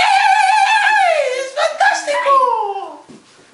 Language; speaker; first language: Spanish; non-native, learner; English